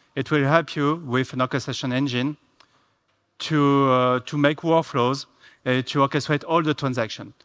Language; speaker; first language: English; non-native, fluent; French